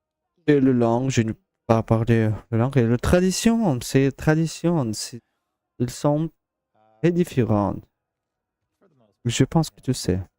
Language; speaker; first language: French; non-native, learner; Russian